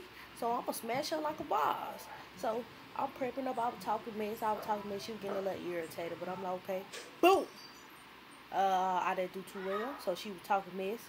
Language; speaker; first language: English; native; English